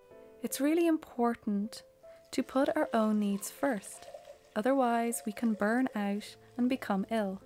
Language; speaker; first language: English; native; English